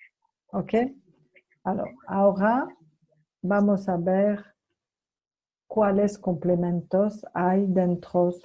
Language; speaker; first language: Spanish; non-native, fluent; French